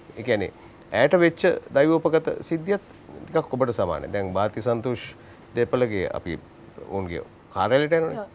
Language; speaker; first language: Sinhala; native; Sinhala